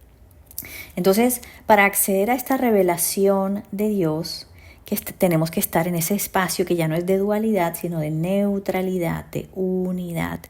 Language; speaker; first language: Spanish; native; Spanish